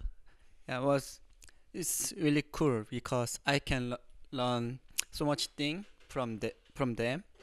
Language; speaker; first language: English; non-native, learner; Korean